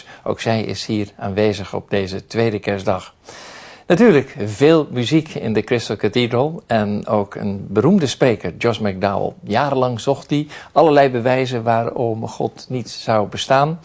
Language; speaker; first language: Dutch; native; Dutch